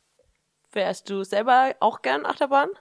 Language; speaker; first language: German; native; German